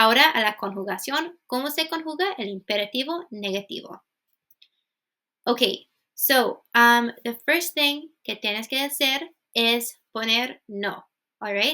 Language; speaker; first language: Spanish; non-native, fluent; English